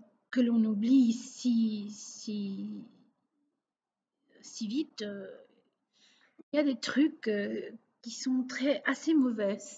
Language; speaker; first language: French; non-native, local second language; Portuguese